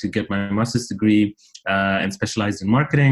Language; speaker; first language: English; non-native, fluent; Riffian